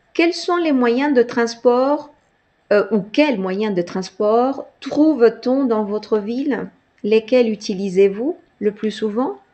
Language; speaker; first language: French; non-native, fluent; Spanish